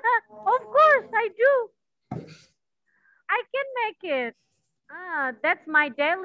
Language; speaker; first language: English; non-native, learner; Indonesian